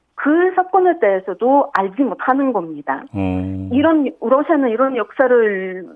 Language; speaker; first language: Korean; non-native, fluent; Ukrainian